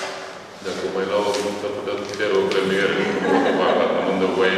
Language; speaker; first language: Romanian; native; Romanian